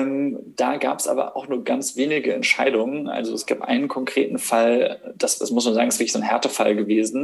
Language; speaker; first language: German; native; German